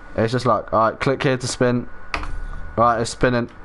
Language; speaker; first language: English; native; English